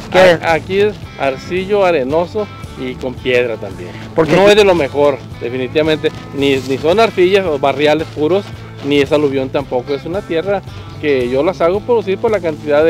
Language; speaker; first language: Spanish; native; Spanish